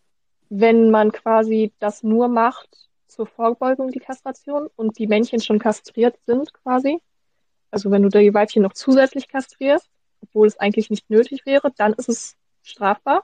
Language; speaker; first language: German; native; German